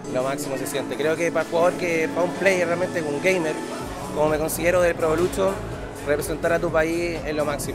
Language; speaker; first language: Spanish; native; Spanish